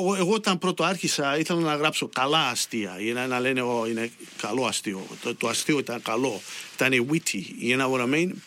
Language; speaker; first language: Greek; early bilingual, heritage; Greek